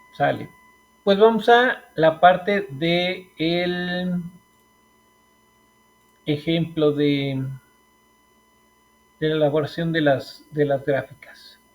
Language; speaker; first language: Spanish; native; Spanish